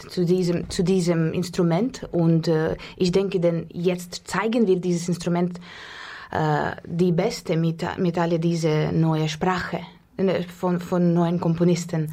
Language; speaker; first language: German; non-native, fluent; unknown